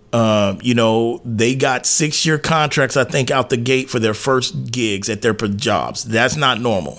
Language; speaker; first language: English; native; English